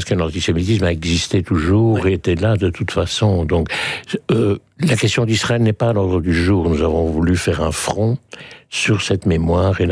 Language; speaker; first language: French; native; French